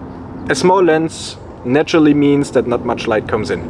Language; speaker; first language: English; non-native, fluent; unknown